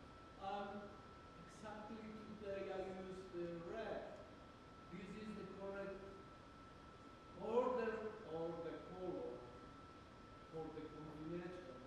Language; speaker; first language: English; non-native, learner; Spanish